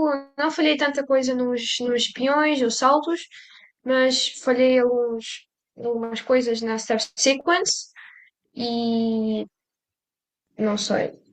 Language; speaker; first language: Portuguese; early bilingual, other home language; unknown